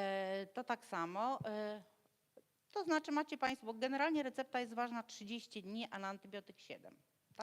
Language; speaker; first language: Polish; native; Polish